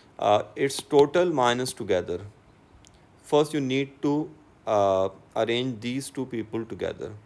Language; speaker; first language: English; non-native, local second language; Urdu